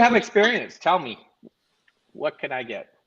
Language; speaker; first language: English; native; English